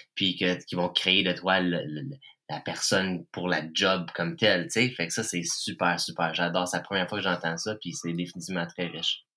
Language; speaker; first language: French; native; French